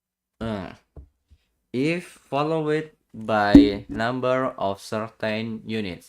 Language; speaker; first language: English; non-native, learner; Indonesian